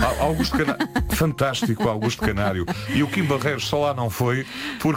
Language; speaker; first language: Portuguese; native; Portuguese